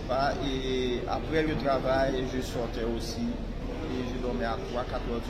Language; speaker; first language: French; non-native, learner; Haitian Creole